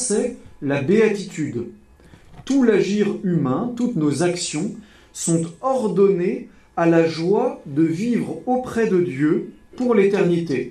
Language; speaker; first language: French; native; French